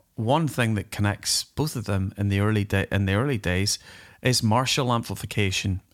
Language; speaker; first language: English; native; English